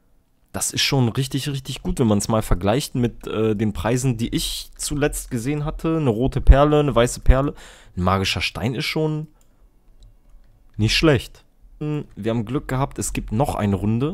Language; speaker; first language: German; native; German